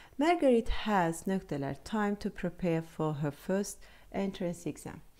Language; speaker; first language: English; non-native, fluent; Azerbaijani